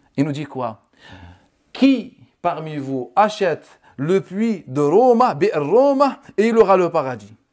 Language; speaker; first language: French; non-native, local second language; Wolof